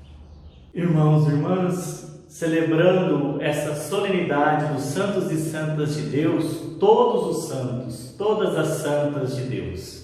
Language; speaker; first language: Portuguese; native; Portuguese